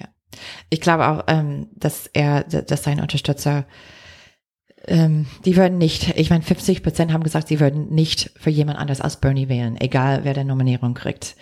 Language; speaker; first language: German; non-native, fluent; English